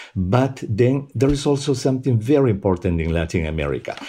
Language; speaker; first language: English; non-native, fluent; Spanish